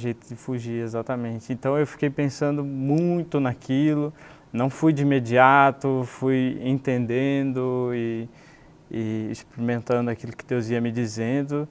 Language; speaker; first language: Portuguese; native; Portuguese